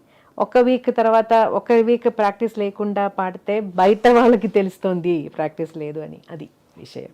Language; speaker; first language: Telugu; non-native, local second language; Malayalam